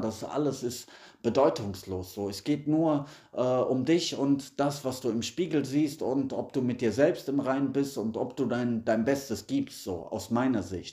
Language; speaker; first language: German; native; German